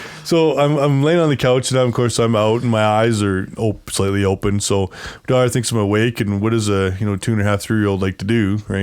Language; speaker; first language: English; native; English